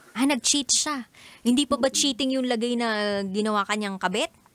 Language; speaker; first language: Filipino; native; Filipino